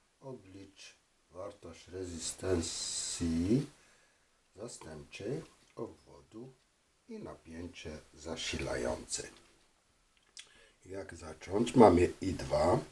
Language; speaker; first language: Polish; non-native, fluent; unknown